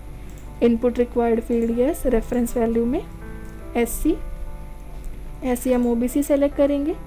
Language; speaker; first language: Hindi; native; Hindi